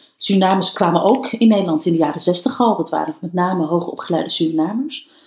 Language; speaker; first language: Dutch; early bilingual, other home language; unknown